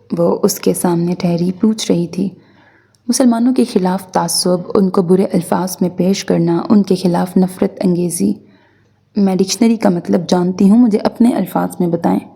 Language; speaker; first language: Urdu; native; Urdu